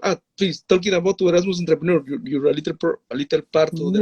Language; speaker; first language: English; non-native, learner; Spanish